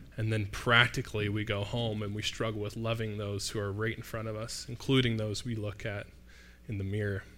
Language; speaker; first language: English; native; English